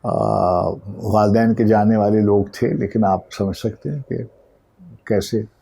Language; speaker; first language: Urdu; native; Urdu